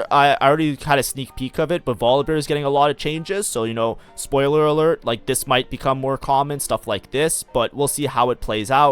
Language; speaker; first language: English; native; English